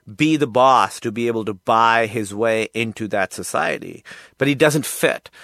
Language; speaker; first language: English; non-native, local second language; Urdu